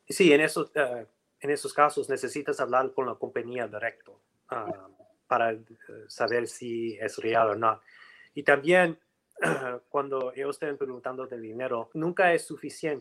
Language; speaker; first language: Spanish; non-native, learner; English